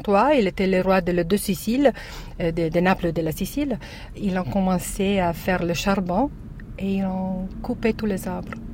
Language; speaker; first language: French; non-native, learner; Italian